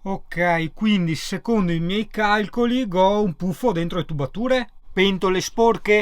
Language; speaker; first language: Italian; native; Italian